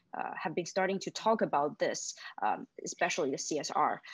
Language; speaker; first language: English; non-native, fluent; Chinese